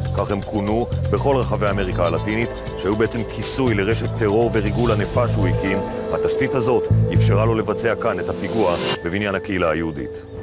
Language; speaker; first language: Hebrew; native; Hebrew